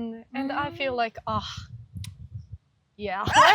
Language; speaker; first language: English; non-native, learner; Japanese